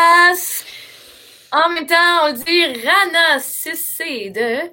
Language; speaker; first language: French; native; French